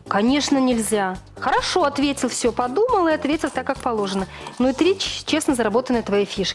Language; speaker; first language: Russian; native; Russian